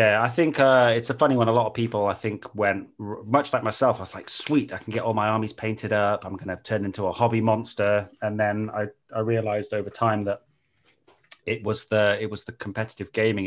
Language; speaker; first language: English; native; English